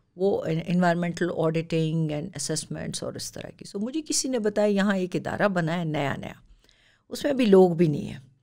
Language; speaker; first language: Urdu; non-native, local second language; Pashto